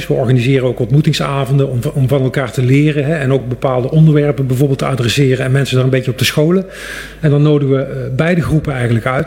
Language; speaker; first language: Dutch; native; Dutch